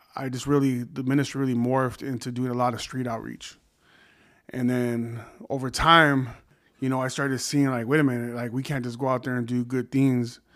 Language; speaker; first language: English; native; English